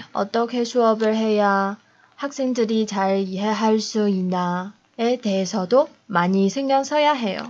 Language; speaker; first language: Korean; non-native, fluent; Chinese